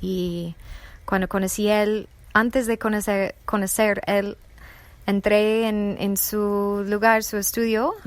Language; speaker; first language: Spanish; non-native, fluent; English